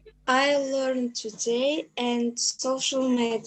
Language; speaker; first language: English; non-native, learner; Kazakh